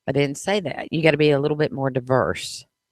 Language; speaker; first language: English; native; English